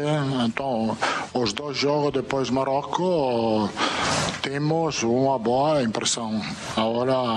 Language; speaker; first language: Portuguese; non-native, learner; Italian